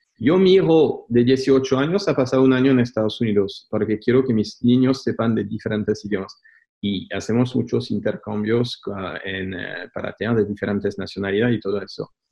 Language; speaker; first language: Spanish; non-native, fluent; French